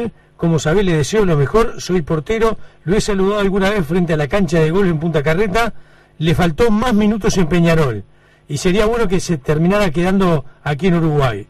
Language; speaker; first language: Spanish; native; Spanish